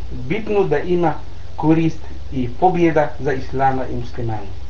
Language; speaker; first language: Bosnian; non-native, learner; Arabic